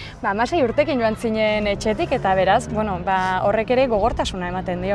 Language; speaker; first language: Basque; native; Basque